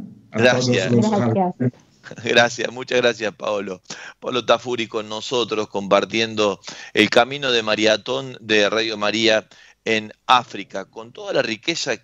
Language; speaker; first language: Spanish; native; Spanish